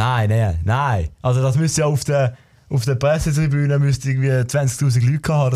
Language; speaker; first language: German; native; German